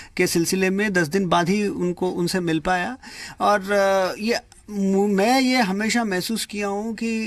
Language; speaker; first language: Hindi; non-native, local second language; Kannada